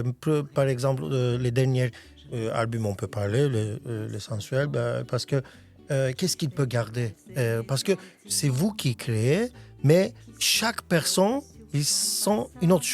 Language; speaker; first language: French; non-native, fluent; Armenian